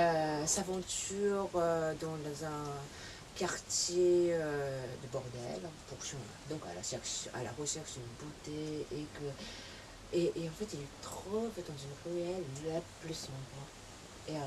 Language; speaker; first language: French; non-native, fluent; Japanese